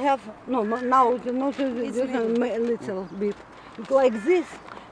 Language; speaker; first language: English; non-native, learner; Russian